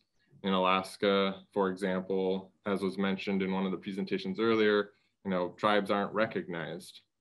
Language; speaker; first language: English; native; English